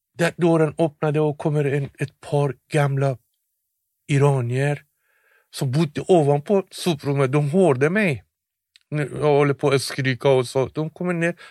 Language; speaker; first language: Swedish; non-native, fluent; Persian